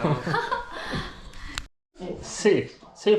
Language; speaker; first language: English; non-native, learner; Urdu